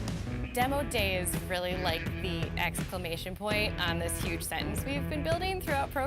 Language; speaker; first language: English; native; English